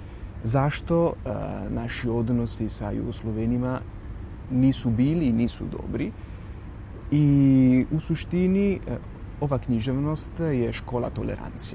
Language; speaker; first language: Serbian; non-native, fluent; Italian